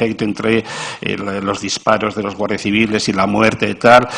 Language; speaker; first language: Spanish; native; Spanish